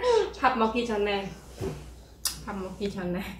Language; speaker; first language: Korean; non-native, fluent; Khmer